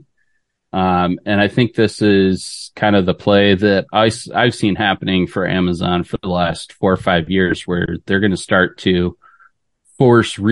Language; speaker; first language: English; native; English